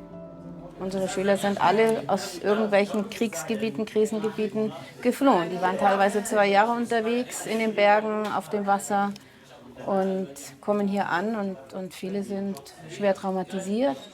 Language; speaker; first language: German; native; German